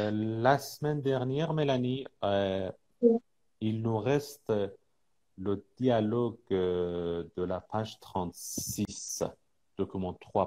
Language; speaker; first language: French; non-native, fluent; Persian